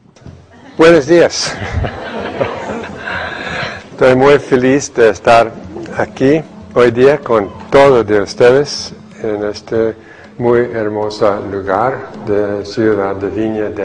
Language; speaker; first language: Spanish; non-native, fluent; English